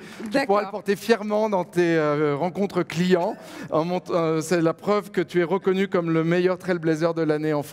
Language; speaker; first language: French; native; French